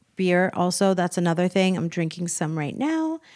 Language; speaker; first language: English; native; English